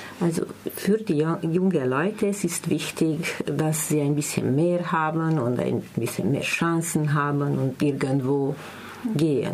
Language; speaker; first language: German; non-native, learner; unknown